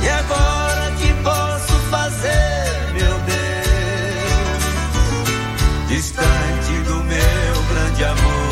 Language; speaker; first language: Portuguese; native; Portuguese